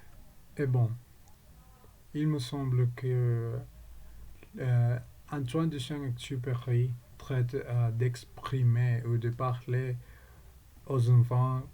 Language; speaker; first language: French; non-native, learner; Spanish